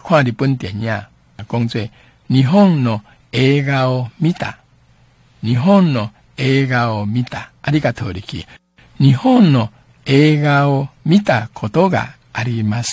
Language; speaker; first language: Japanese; non-native, fluent; Min Nan Chinese